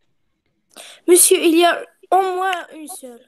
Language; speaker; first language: French; non-native, local second language; Arabic